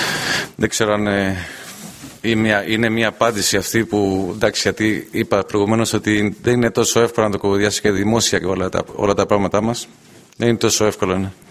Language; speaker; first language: Greek; non-native, fluent; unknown